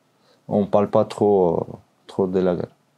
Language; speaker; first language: French; non-native, learner; Albanian